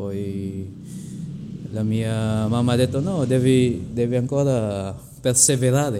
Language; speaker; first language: Italian; non-native, fluent; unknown